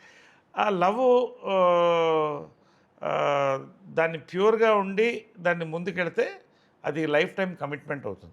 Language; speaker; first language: Telugu; native; Telugu